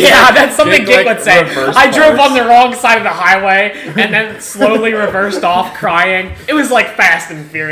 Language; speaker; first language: English; native; English